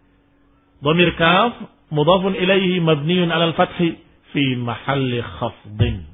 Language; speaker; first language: Arabic; non-native, fluent; Indonesian